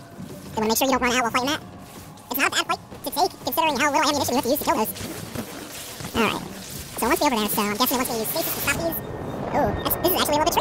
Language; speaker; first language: English; native; English